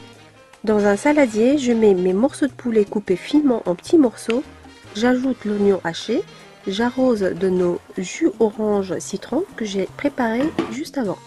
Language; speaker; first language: French; non-native, local second language; Arabic